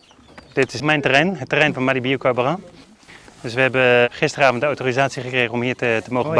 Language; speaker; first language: Dutch; native; Dutch